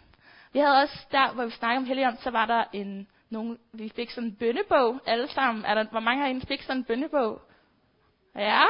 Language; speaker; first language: Danish; native; Danish